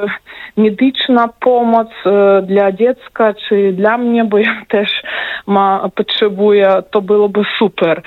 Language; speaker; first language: Polish; non-native, fluent; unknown